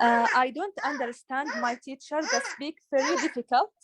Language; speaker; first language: English; non-native, learner; Arabic